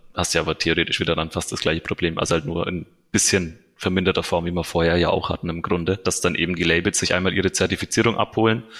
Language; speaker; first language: German; native; German